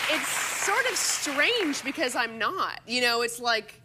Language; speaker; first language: English; native; English